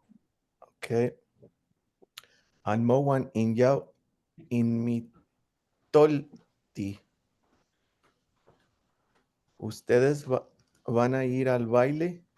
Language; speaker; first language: Spanish; early bilingual, heritage; English